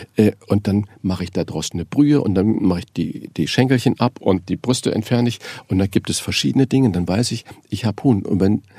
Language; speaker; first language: German; native; German